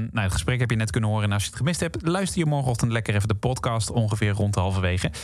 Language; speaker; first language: Dutch; native; Dutch